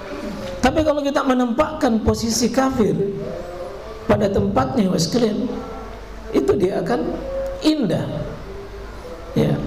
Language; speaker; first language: Indonesian; native; Indonesian